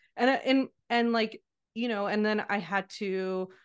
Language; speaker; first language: English; native; English